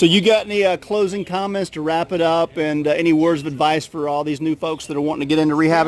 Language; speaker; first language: English; native; English